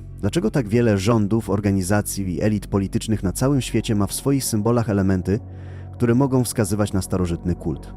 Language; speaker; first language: Polish; native; Polish